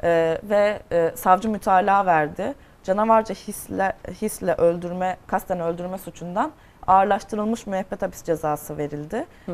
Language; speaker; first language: Turkish; native; Turkish